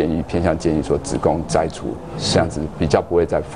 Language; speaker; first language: Chinese; native; Chinese